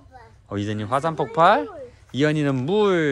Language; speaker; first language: Korean; native; Korean